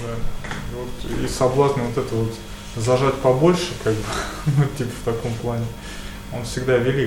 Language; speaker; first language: Russian; native; Russian